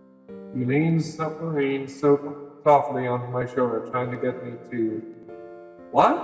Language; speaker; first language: English; native; English